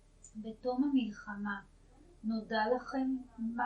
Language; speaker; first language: Hebrew; native; Hebrew